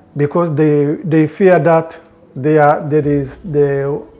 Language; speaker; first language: English; non-native, local second language; Kinyarwanda